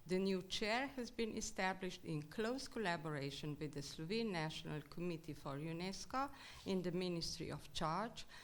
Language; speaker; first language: English; non-native, fluent; Slovenian